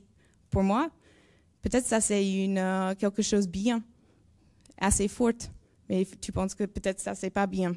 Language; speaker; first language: French; non-native, learner; English